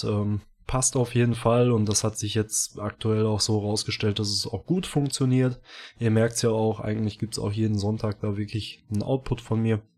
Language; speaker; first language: German; native; German